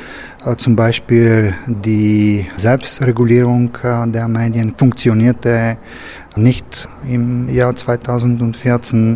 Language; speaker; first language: German; non-native, fluent; Bulgarian